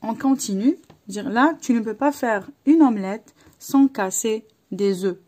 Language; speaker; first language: French; non-native, local second language; Arabic